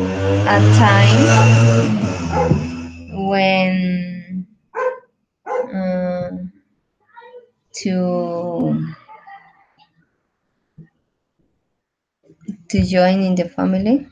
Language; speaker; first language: English; non-native, learner; Spanish